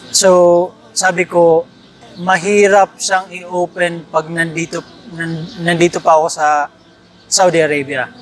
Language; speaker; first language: Filipino; native; Filipino